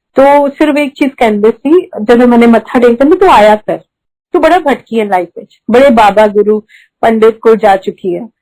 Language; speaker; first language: Hindi; early bilingual, heritage; Hindi